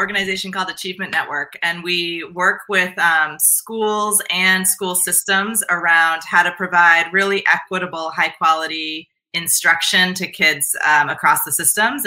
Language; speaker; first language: English; native; English